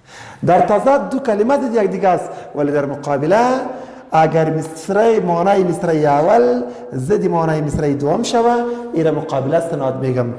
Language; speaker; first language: Persian; non-native, local second language; Pashto